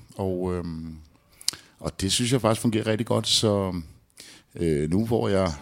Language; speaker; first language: Danish; native; Danish